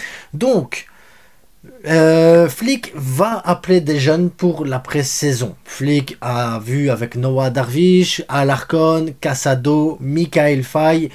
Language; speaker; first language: French; native; French